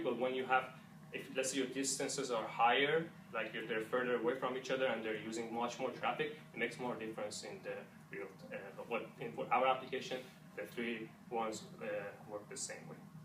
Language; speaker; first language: English; non-native, fluent; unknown